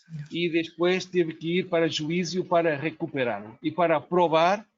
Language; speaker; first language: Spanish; non-native, learner; Portuguese